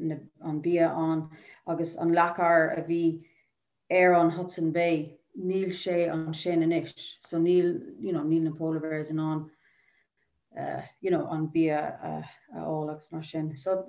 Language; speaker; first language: Irish; non-native, local second language; English